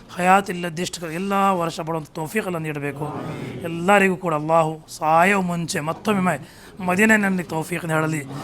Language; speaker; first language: Kannada; non-native, local second language; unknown